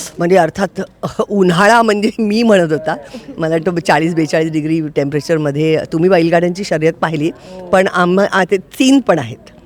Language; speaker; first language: Marathi; native; Marathi